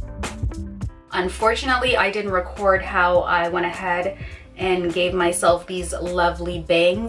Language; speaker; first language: English; native; English